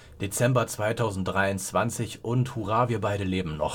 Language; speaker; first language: German; native; German